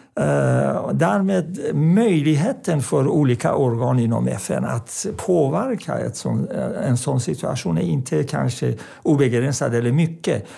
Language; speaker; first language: Swedish; non-native, fluent; Persian